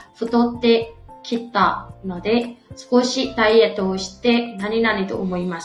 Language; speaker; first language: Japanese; non-native, fluent; Burmese